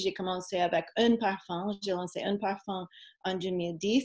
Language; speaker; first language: French; non-native, fluent; English